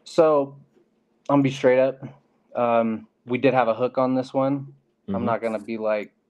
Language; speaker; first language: English; native; English